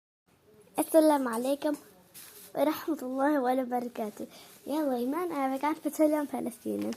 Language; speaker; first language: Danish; early bilingual, other home language; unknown